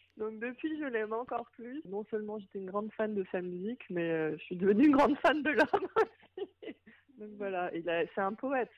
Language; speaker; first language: French; native; French